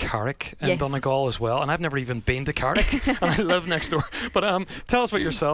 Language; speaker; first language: English; native; English